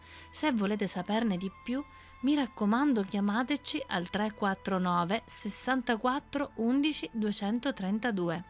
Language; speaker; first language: Italian; native; Italian